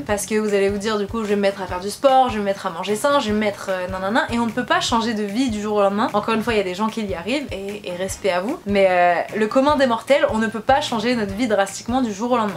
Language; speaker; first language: French; native; French